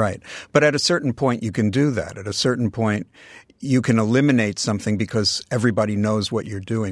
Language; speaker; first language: English; native; English